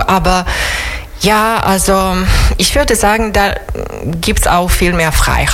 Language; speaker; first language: German; non-native, fluent; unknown